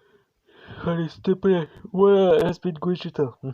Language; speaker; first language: French; native; French